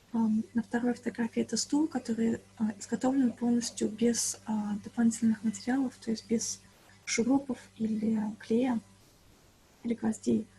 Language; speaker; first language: Russian; native; Russian